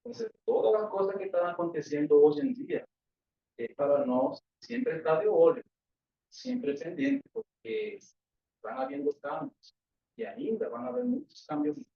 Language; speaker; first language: Portuguese; non-native, learner; Spanish